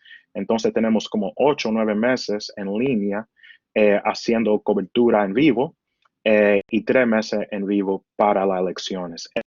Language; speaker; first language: Spanish; early bilingual, heritage; Spanish